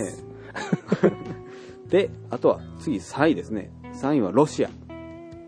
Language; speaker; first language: Japanese; native; Japanese